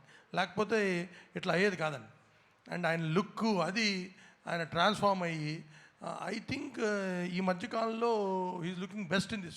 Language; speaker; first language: Telugu; native; Telugu